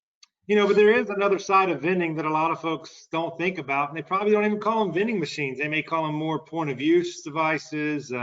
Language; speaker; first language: English; native; English